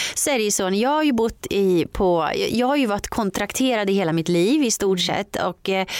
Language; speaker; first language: Swedish; native; Swedish